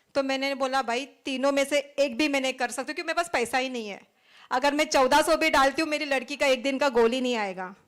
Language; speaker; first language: Hindi; non-native, local second language; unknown